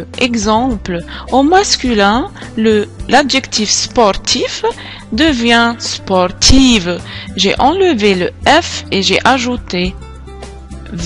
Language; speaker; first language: French; non-native, fluent; Arabic